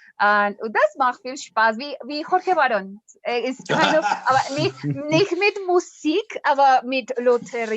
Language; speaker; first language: German; non-native, learner; Spanish